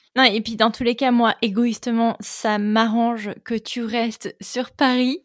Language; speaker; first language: French; native; French